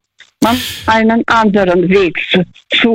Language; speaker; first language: German; early bilingual, heritage; Russian